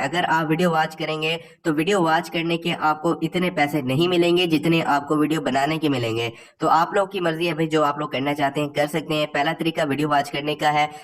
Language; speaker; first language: Urdu; non-native, local second language; Punjabi